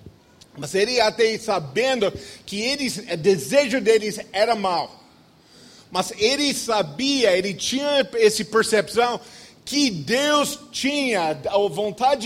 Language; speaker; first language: Portuguese; non-native, fluent; English